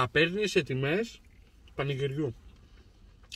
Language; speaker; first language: Greek; native; Greek